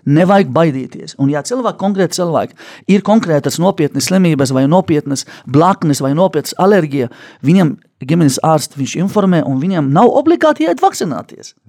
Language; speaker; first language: Latvian; non-native, fluent; Arabic